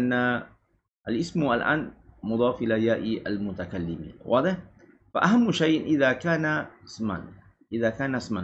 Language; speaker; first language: Arabic; non-native, fluent; Malay